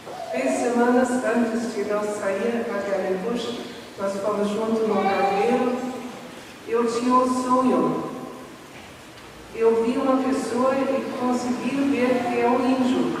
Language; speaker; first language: Portuguese; non-native, fluent; German